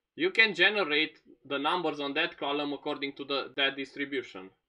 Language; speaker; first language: English; non-native, fluent; Romanian